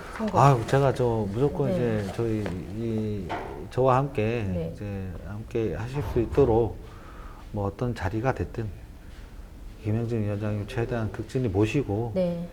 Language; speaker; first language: Korean; native; Korean